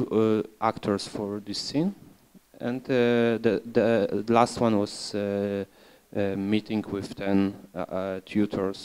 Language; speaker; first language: English; non-native, learner; Polish